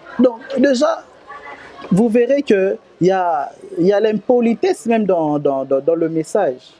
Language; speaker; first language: French; non-native, local second language; Lingala